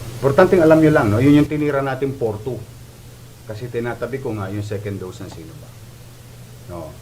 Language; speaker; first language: Filipino; native; Filipino